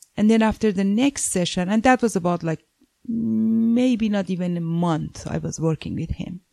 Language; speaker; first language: English; non-native, fluent; Persian